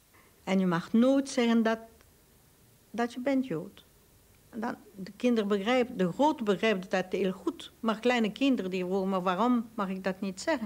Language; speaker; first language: Dutch; non-native, local second language; French